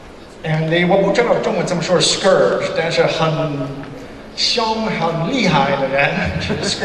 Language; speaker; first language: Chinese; non-native, learner; English